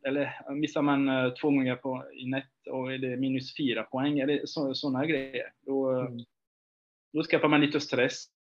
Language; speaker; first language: Swedish; non-native, fluent; French